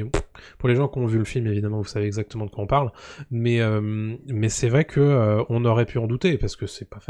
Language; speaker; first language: French; native; French